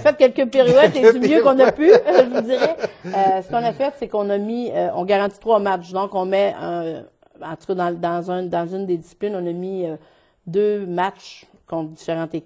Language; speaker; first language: French; native; French